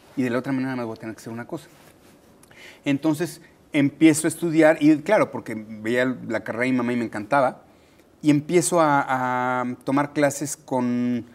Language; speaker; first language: Spanish; native; Spanish